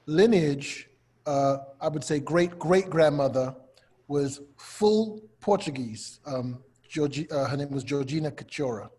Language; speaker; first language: English; native; English